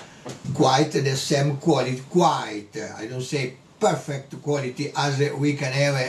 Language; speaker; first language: English; non-native, learner; Italian